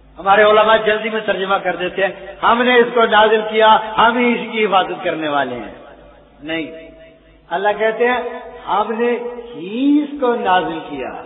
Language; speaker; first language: Urdu; non-native, local second language; Punjabi